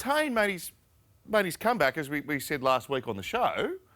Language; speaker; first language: English; native; English